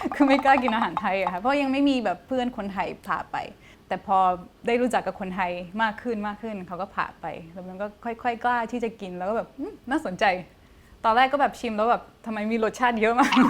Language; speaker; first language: Thai; non-native, fluent; Portuguese